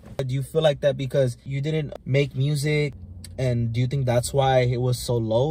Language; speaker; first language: English; early bilingual, other home language; Spanish